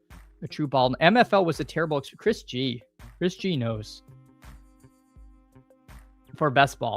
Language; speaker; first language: English; native; English